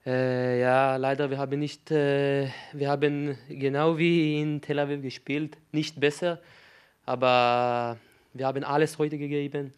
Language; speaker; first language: German; non-native, learner; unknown